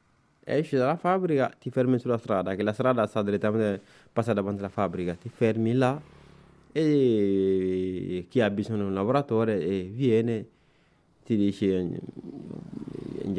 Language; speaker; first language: Italian; non-native, fluent; Bambara